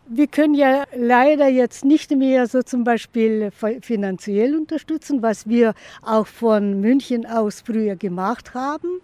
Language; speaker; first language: German; non-native, fluent; Russian